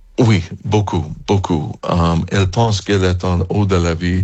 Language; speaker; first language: French; non-native, learner; English